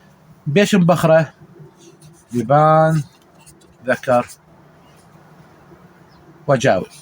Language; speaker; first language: Arabic; native; Arabic